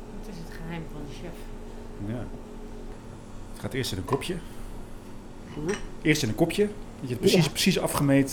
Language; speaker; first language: Dutch; native; Dutch